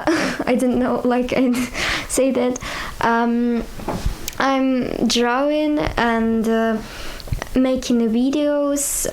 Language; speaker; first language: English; non-native, learner; Ukrainian